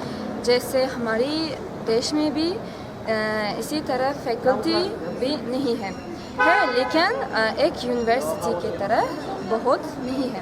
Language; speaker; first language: Hindi; non-native, learner; Uzbek